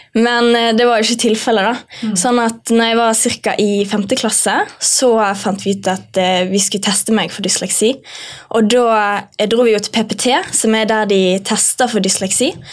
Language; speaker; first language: Norwegian; native; Norwegian